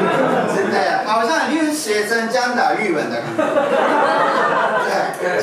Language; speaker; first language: Chinese; non-native, fluent; Japanese